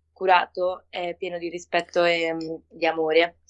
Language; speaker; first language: Italian; non-native, fluent; Spanish